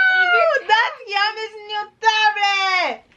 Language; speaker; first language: English; non-native, learner; Haitian Creole